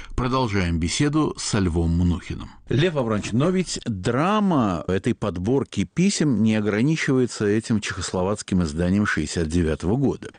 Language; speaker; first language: Russian; native; Russian